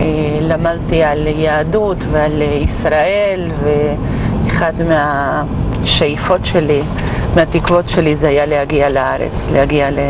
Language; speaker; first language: Hebrew; non-native, fluent; Spanish